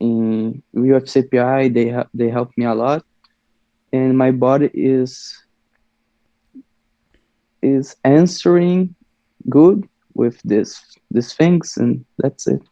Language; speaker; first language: English; non-native, learner; Portuguese